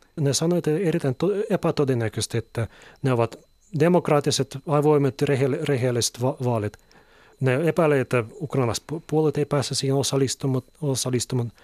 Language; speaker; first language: Finnish; non-native, fluent; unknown